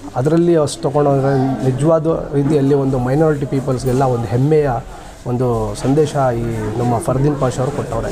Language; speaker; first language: Kannada; non-native, local second language; Urdu